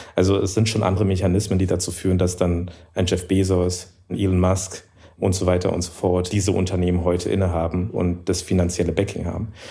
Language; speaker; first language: German; early bilingual, other home language; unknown